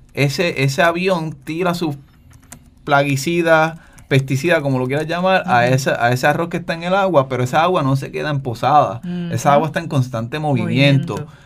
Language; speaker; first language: Spanish; native; Spanish